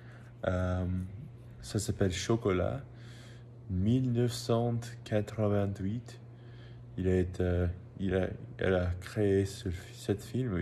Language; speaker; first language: French; non-native, learner; English